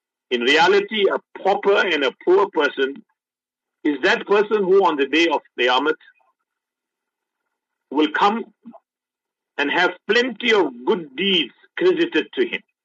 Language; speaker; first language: English; native; English